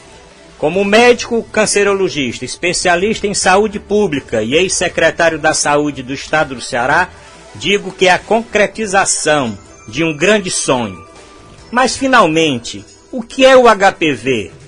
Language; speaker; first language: Portuguese; native; Portuguese